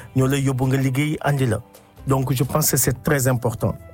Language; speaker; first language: French; non-native, local second language; Wolof